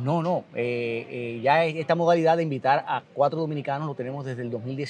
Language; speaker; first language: Spanish; native; Spanish